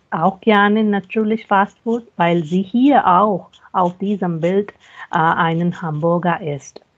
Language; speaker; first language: German; non-native, fluent; Hindi